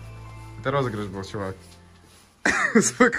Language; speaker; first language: Russian; native; Russian